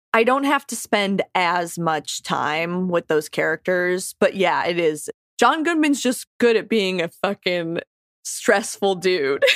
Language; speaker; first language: English; native; English